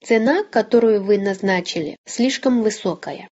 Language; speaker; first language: Russian; non-native, fluent; Chinese